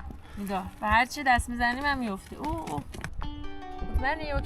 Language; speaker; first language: Persian; native; Persian